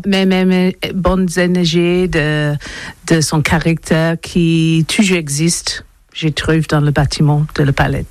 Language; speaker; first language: French; non-native, learner; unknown